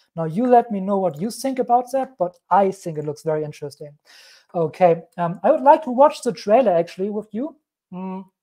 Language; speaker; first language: English; non-native, fluent; German